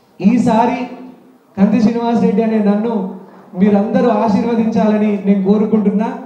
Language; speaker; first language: Telugu; native; Telugu